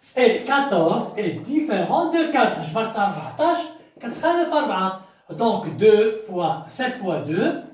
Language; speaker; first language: French; non-native, local second language; Arabic